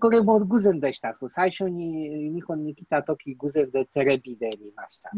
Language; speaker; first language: Japanese; non-native, learner; Polish